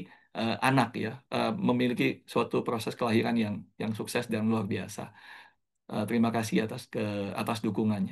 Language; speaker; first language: Indonesian; native; Indonesian